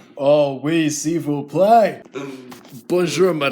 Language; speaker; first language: French; non-native, learner; English